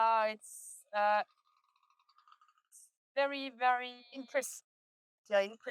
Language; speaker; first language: English; non-native, learner; French